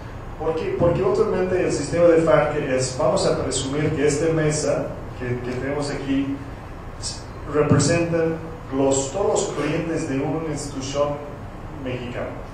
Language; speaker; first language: Spanish; non-native, fluent; English